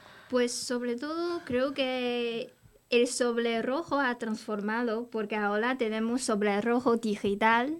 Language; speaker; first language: Spanish; non-native, fluent; Chinese